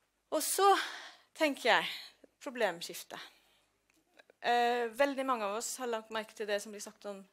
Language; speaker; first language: Norwegian; non-native, fluent; English